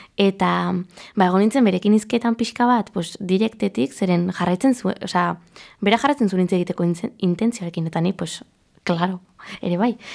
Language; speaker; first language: Basque; non-native, local second language; Spanish